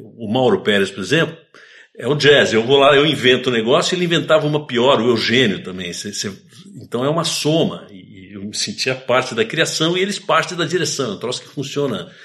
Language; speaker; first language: Portuguese; native; Portuguese